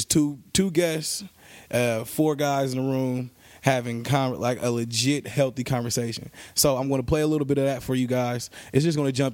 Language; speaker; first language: English; native; English